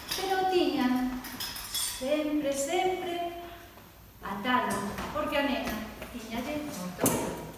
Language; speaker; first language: Galician; early bilingual, other home language; Spanish